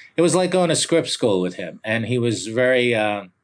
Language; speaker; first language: English; early bilingual, other home language; Italian